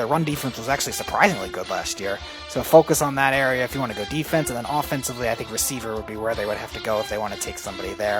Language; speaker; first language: English; native; English